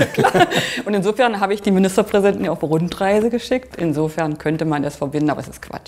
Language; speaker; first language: German; native; German